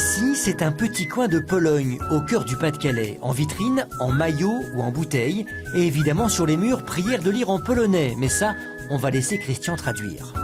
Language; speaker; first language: French; native; French